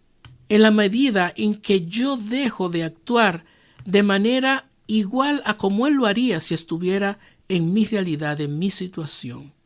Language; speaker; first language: Spanish; native; Spanish